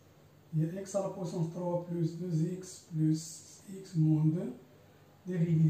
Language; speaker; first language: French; non-native, local second language; Arabic